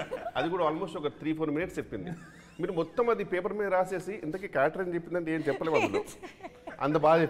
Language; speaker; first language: Telugu; native; Telugu